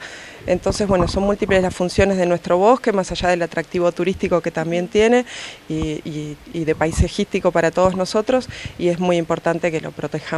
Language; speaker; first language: Spanish; native; Spanish